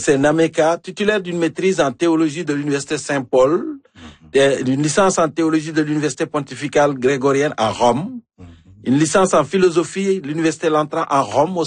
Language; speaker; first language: French; native; French